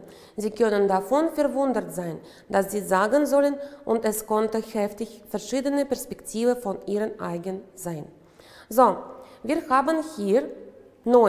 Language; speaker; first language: German; non-native, fluent; Uzbek